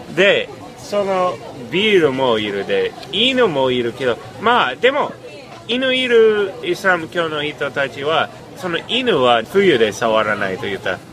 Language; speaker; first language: Japanese; non-native, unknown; English